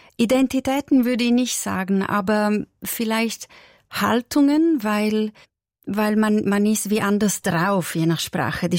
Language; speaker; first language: German; non-native, local second language; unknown